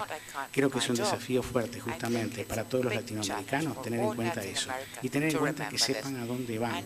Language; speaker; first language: Spanish; native; Spanish